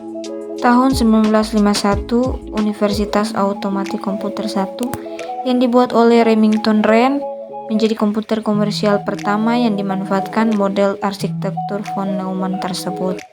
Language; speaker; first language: Indonesian; native; Indonesian